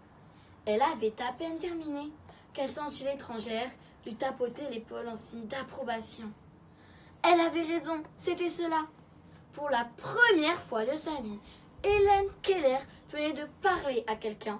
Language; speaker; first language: French; native; French